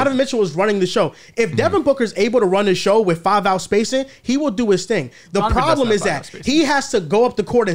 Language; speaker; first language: English; native; English